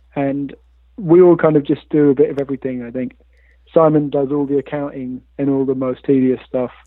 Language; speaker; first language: English; native; English